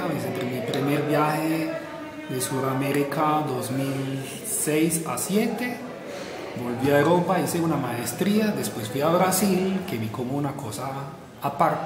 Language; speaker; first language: Spanish; non-native, fluent; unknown